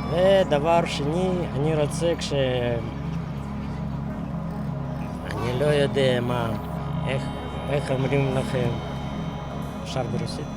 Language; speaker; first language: Hebrew; non-native, learner; Russian